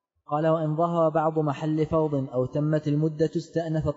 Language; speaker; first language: Arabic; native; Arabic